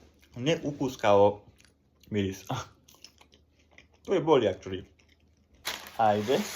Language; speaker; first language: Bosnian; non-native, learner; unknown